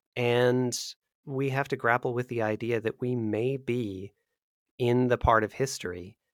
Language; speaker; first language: English; native; English